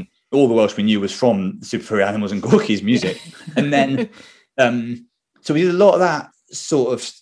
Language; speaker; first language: English; native; English